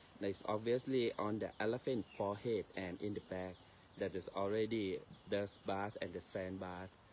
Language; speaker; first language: English; non-native, learner; Thai